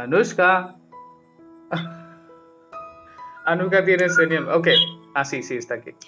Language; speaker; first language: Spanish; non-native, fluent; Hindi